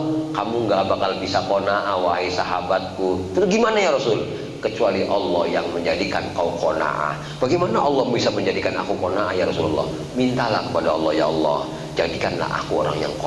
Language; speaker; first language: Indonesian; native; Indonesian